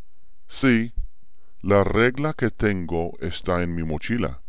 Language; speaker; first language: Spanish; non-native, learner; English